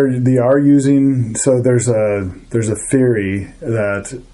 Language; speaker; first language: English; native; English